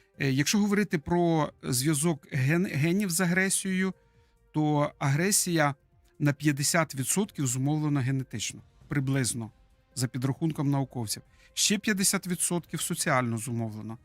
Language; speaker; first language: Ukrainian; native; Ukrainian